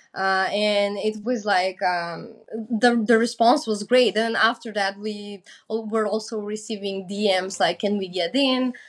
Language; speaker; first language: English; non-native, fluent; Macedonian